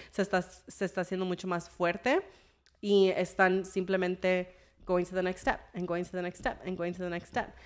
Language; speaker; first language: Spanish; early bilingual, heritage; English